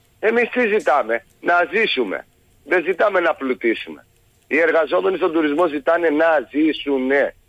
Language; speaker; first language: Greek; native; Greek